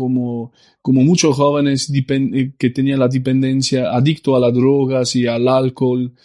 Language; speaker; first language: Spanish; non-native, fluent; Italian